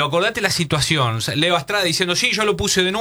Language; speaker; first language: Spanish; native; Spanish